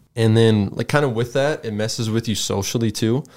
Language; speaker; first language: English; native; English